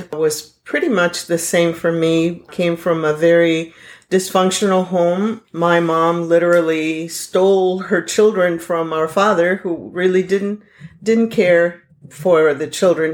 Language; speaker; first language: English; non-native, fluent; Spanish